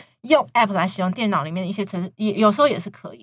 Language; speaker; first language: Chinese; native; Chinese